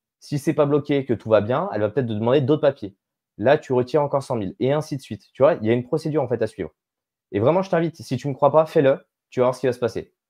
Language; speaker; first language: French; native; French